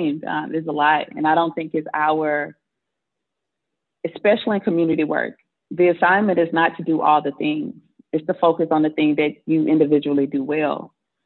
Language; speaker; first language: English; native; English